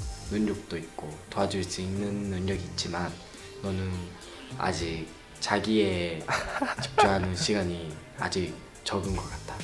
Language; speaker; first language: Korean; non-native, learner; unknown